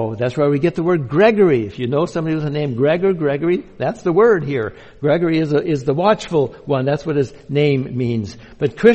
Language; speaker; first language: English; native; English